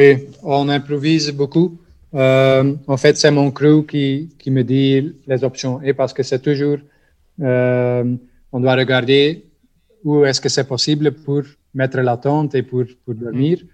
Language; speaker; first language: French; non-native, local second language; Dutch